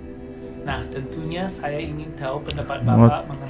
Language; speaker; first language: Indonesian; non-native, fluent; English